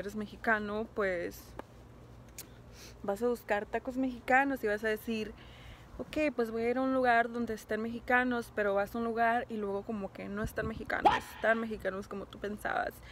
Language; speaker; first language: Spanish; early bilingual, heritage; Spanish